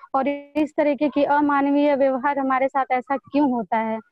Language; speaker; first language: Hindi; native; Hindi